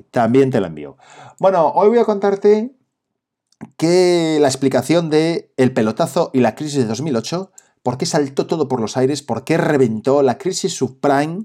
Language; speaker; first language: Spanish; native; Spanish